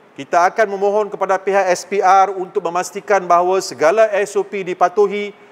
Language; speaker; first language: Malay; non-native, local second language; Tamil